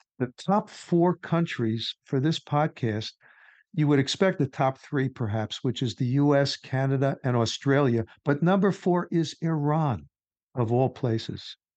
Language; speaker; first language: English; native; English